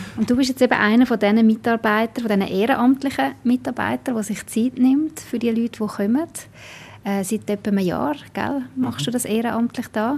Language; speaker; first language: German; native; German